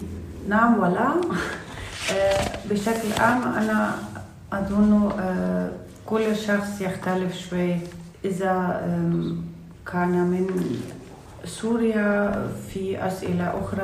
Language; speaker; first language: Arabic; non-native, learner; Russian